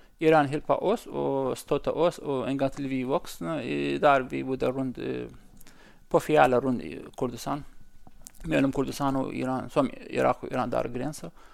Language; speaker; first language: Norwegian; non-native, learner; Central Kurdish